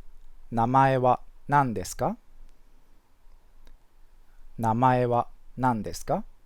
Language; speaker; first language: Japanese; non-native, fluent; English